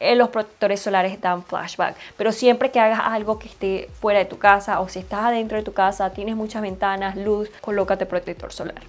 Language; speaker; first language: Spanish; non-native, fluent; Chinese